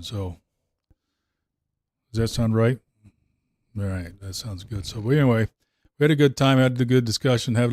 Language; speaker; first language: English; native; English